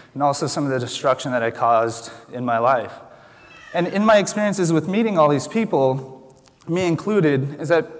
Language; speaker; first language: English; native; English